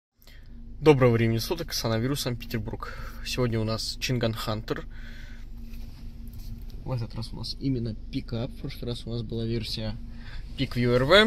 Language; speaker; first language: Russian; native; Russian